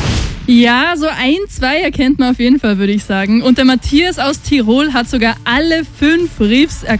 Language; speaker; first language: German; native; German